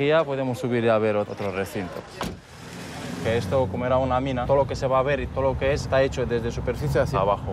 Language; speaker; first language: Spanish; non-native, fluent; Romanian